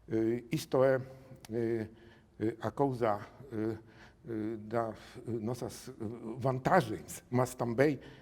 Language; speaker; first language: Portuguese; non-native, learner; Polish